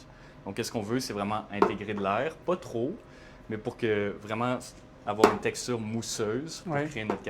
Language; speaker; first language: French; native; French